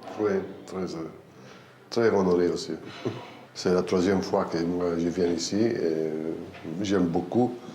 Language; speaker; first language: French; non-native, fluent; Italian